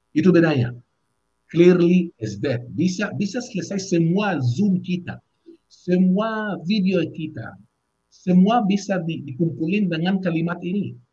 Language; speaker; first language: Indonesian; non-native, fluent; Hebrew